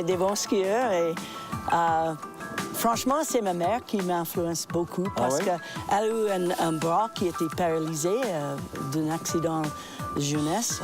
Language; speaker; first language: French; non-native, local second language; English